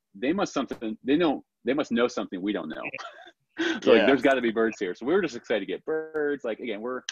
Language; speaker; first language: English; native; English